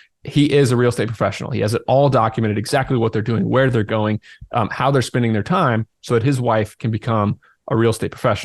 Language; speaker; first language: English; native; English